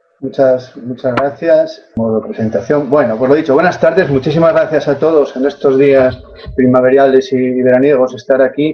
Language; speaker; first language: Spanish; native; Spanish